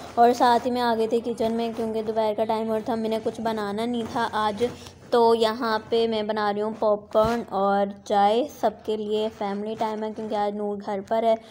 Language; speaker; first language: Urdu; non-native, local second language; Punjabi